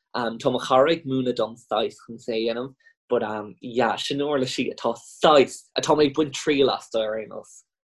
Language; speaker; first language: Irish; non-native, local second language; English